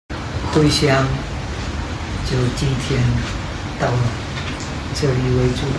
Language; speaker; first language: Chinese; non-native, learner; Czech